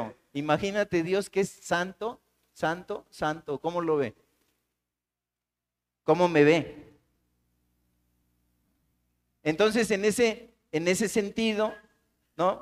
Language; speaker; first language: Spanish; native; Spanish